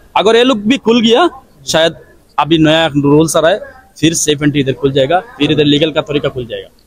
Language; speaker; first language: Hindi; non-native, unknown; Bangla